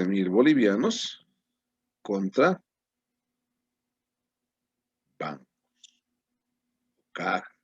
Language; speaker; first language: Spanish; native; Spanish